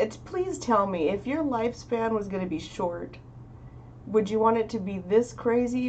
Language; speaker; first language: English; native; English